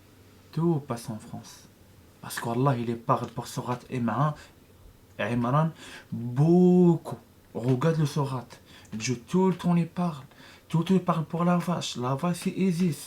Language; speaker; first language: French; non-native, learner; Arabic